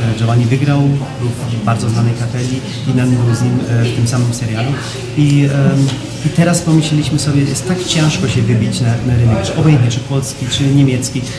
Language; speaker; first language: Polish; early bilingual, heritage; Polish